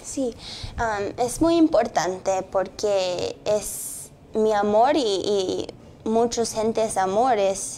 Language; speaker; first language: Spanish; early bilingual, heritage; English